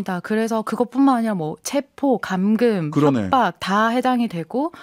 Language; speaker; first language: Korean; native; Korean